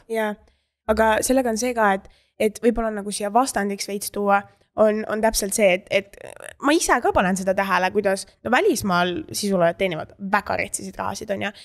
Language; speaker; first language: Estonian; native; Estonian